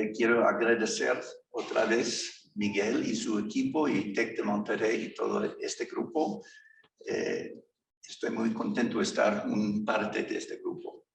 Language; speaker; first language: Spanish; non-native, fluent; English